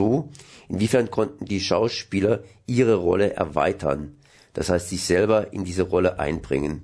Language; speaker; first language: German; native; German